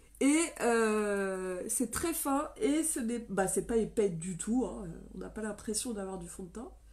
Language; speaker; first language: French; native; French